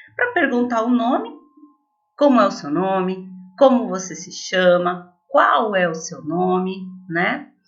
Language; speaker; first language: Portuguese; native; Portuguese